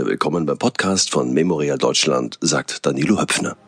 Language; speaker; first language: German; native; German